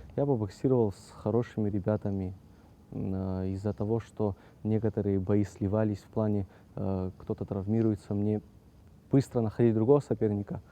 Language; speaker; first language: Russian; non-native, local second language; Abkhazian